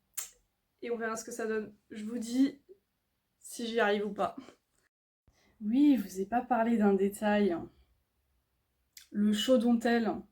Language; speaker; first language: French; native; French